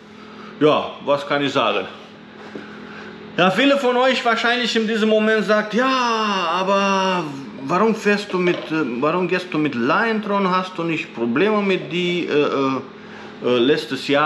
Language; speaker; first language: German; non-native, fluent; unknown